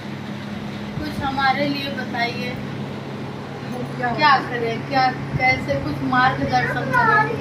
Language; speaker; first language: Hindi; native; Hindi